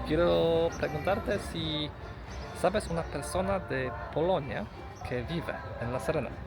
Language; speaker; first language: Spanish; non-native, learner; Polish